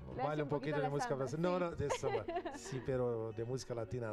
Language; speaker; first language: Spanish; non-native, local second language; Portuguese